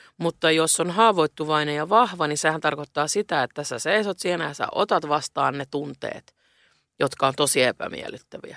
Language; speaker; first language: Finnish; non-native, local second language; Swedish